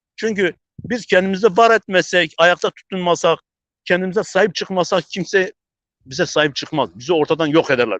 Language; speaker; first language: Turkish; non-native, local second language; Zaza